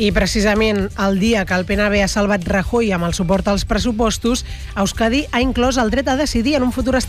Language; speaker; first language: Catalan; native; Catalan